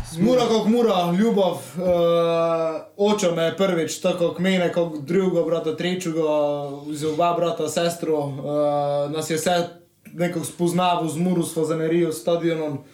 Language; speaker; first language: Slovenian; native; Slovenian